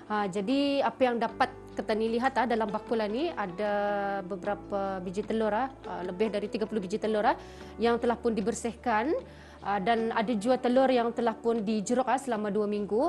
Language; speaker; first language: Malay; native; Malay